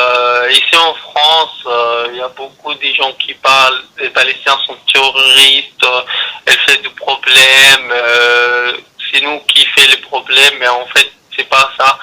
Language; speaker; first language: French; non-native, learner; Arabic